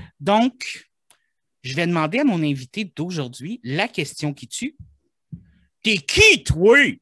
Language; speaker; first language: French; native; French